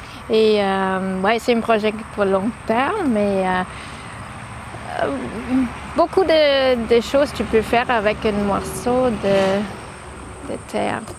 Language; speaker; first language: French; non-native, learner; German